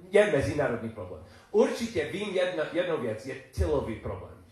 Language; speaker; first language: Czech; non-native, learner; English